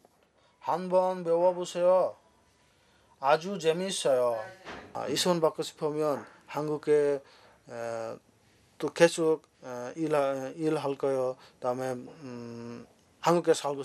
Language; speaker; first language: Korean; non-native, learner; Bangla